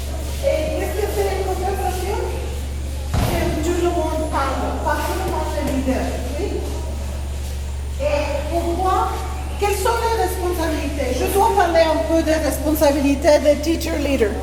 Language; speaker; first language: French; non-native, fluent; Spanish